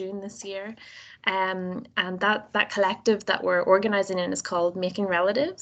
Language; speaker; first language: English; native; English